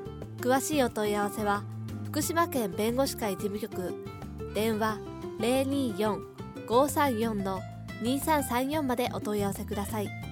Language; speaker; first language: Japanese; native; Japanese